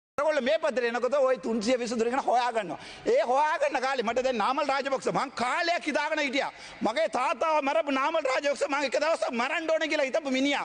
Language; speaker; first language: Sinhala; non-native, local second language; Tamil